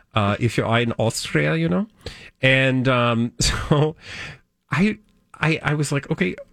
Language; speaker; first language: English; native; English